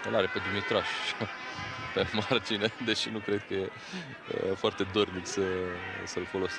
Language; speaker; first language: Romanian; native; Romanian